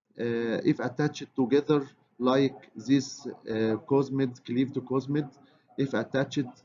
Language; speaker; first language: English; non-native, fluent; Arabic